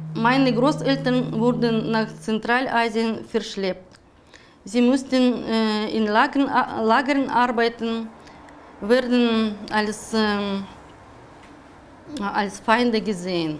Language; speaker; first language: German; non-native, fluent; Russian